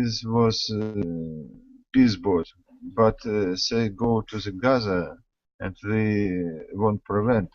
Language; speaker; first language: English; non-native, learner; Russian